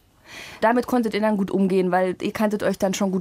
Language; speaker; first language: German; native; German